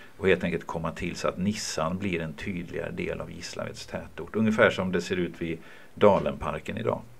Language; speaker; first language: Swedish; native; Swedish